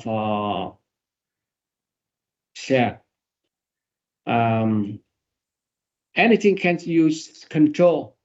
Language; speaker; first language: English; non-native, learner; Vietnamese